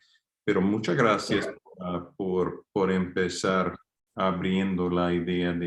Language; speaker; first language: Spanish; non-native, fluent; English